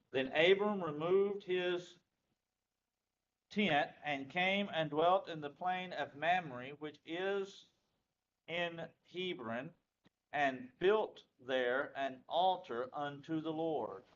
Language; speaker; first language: English; native; English